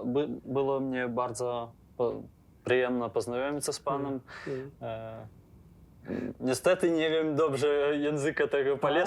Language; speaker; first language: Polish; non-native, learner; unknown